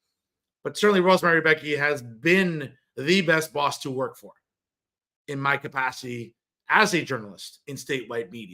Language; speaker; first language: English; native; English